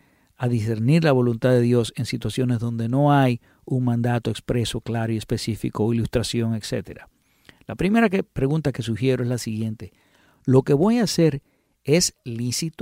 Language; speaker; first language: Spanish; native; Spanish